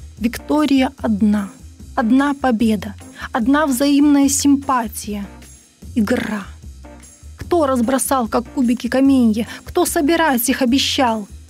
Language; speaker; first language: Russian; native; Russian